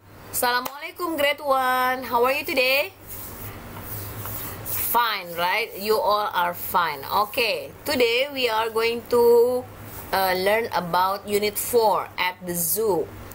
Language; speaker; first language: English; non-native, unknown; Indonesian